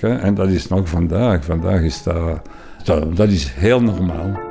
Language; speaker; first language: Dutch; non-native, local second language; French